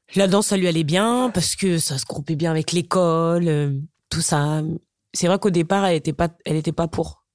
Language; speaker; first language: French; native; French